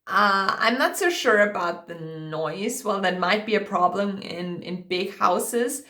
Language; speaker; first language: English; non-native, fluent; German